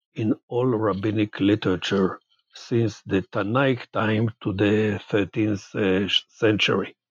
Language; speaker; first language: English; non-native, fluent; Hebrew